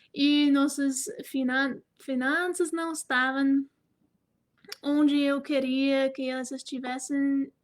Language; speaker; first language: Portuguese; non-native, fluent; English